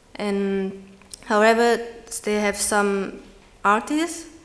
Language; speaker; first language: English; non-native, fluent; Vietnamese